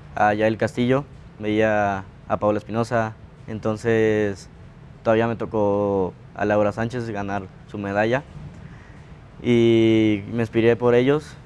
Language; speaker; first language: Spanish; native; Spanish